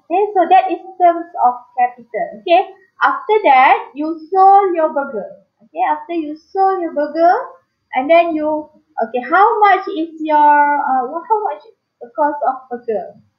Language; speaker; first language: English; non-native, local second language; Malay